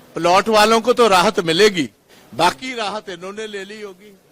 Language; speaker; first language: Hindi; non-native, local second language; Punjabi